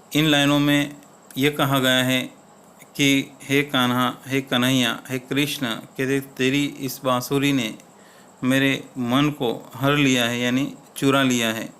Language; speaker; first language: Hindi; non-native, local second language; Gujarati